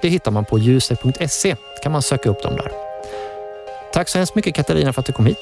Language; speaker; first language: Swedish; native; Swedish